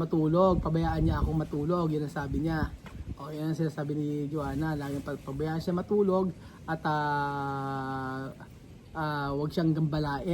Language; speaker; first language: Filipino; native; Filipino